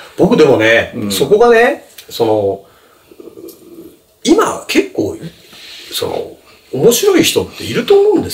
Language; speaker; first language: Japanese; native; Japanese